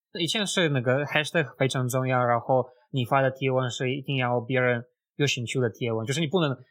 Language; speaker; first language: Chinese; non-native, fluent; Russian